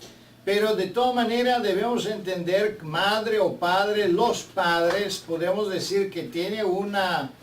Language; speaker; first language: Spanish; non-native, fluent; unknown